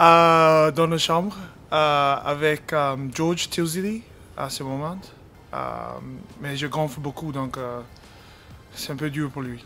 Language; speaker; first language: French; non-native, learner; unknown